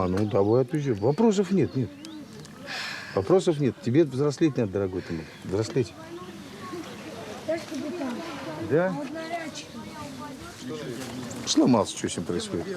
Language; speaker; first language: Russian; native; Russian